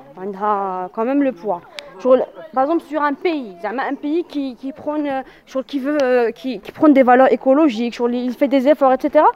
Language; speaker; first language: French; non-native, local second language; Arabic